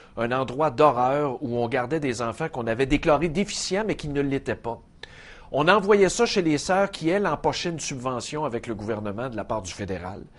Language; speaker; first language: French; native; French